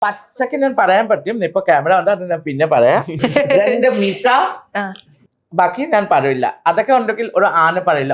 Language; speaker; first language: Malayalam; non-native, local second language; Assamese